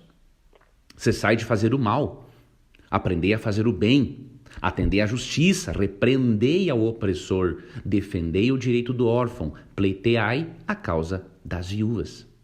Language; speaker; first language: Portuguese; native; Portuguese